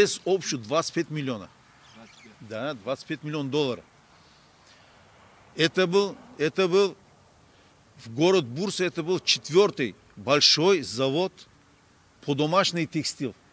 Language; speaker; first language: Russian; non-native, learner; Turkish